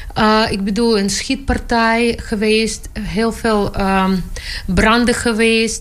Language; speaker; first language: Dutch; non-native, learner; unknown